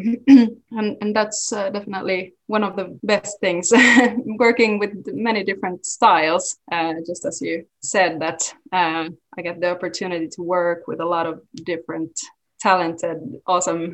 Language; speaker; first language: English; non-native, fluent; Swedish